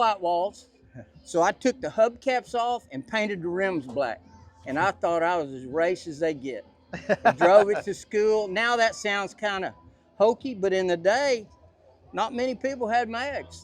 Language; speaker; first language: English; native; English